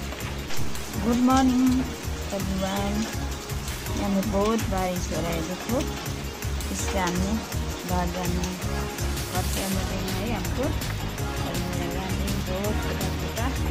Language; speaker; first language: Hindi; non-native, learner; Nepali